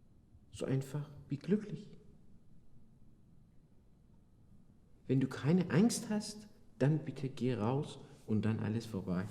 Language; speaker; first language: German; non-native, fluent; Persian